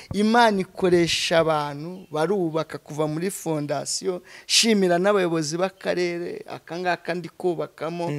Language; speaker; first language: Kinyarwanda; native; Kinyarwanda